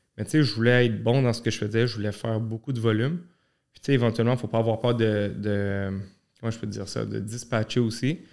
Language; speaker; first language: French; early bilingual, other home language; Arabic